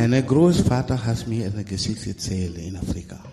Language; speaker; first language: German; non-native, learner; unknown